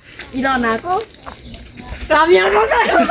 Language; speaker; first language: Korean; non-native, learner; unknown